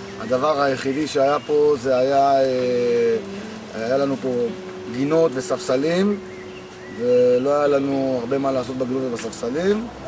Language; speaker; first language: Hebrew; native; Hebrew